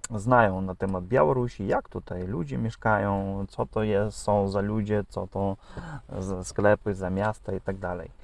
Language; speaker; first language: Polish; non-native, learner; Russian